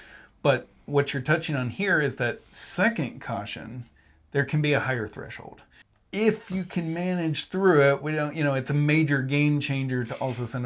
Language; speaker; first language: English; native; English